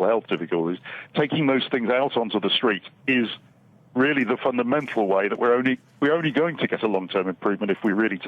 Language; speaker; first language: English; native; English